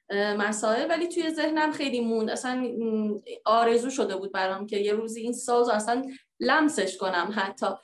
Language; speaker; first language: Persian; native; Persian